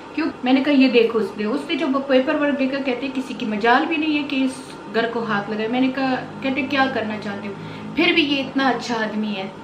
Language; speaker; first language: Urdu; non-native, local second language; Pashto